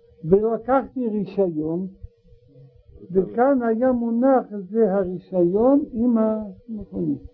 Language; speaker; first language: Hebrew; non-native, learner; Russian